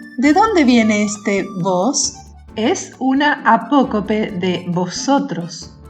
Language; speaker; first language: Spanish; native; Spanish